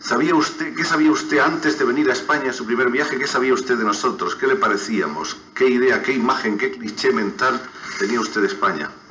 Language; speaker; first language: Spanish; native; Spanish